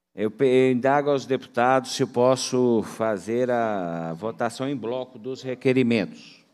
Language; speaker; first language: Portuguese; native; Portuguese